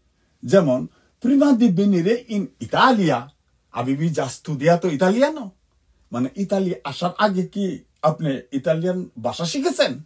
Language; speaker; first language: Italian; non-native, fluent; Bangla